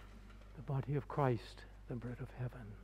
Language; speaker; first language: English; native; English